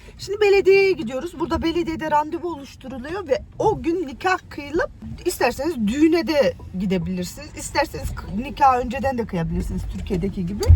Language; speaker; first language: Turkish; early bilingual, other home language; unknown